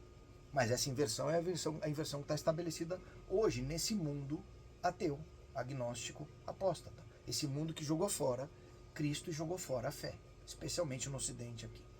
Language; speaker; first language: Portuguese; native; Portuguese